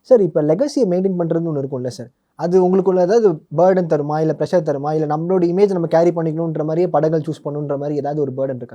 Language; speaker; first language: Tamil; native; Tamil